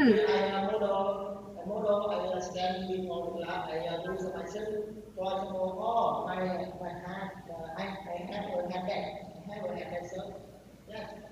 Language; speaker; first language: English; non-native, learner; Vietnamese